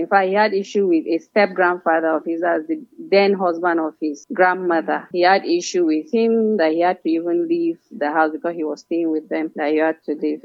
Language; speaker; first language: English; non-native, local second language; Hausa